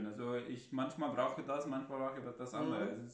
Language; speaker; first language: German; non-native, fluent; Arabic